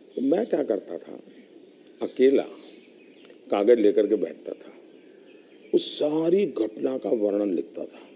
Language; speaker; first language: Hindi; non-native, local second language; Gujarati